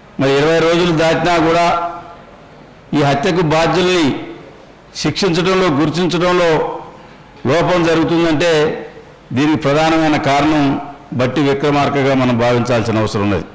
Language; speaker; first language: Telugu; native; Telugu